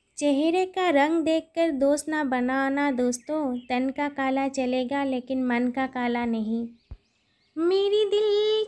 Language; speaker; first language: Hindi; non-native, local second language; Odia